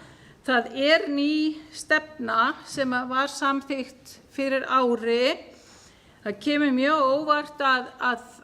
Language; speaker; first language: Icelandic; native; Icelandic